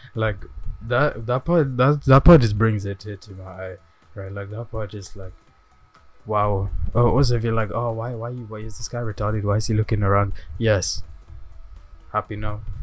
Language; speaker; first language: English; native; English